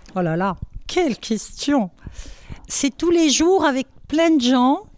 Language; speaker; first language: French; non-native, local second language; Arabic